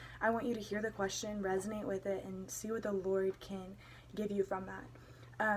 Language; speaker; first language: English; native; English